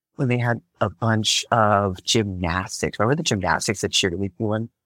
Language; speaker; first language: English; native; English